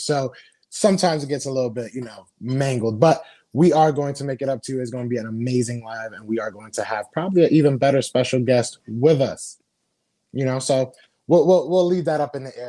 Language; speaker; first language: English; native; English